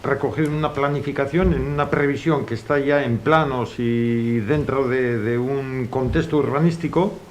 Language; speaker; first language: Spanish; non-native, local second language; Basque